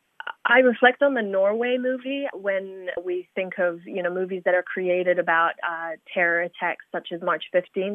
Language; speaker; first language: English; native; English